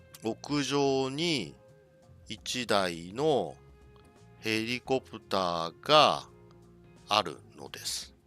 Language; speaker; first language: Japanese; non-native, learner; English